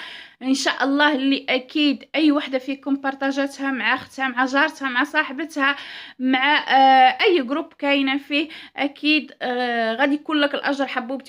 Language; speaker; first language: Arabic; native; Arabic